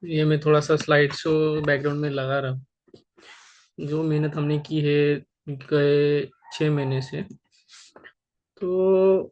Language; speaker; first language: Hindi; non-native, local second language; Marathi